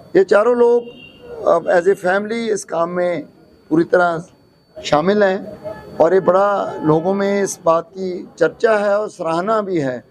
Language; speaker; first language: Hindi; non-native, local second language; Punjabi